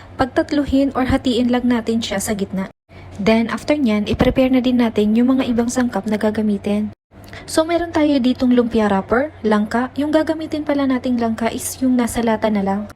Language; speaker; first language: Filipino; non-native, local second language; Bikol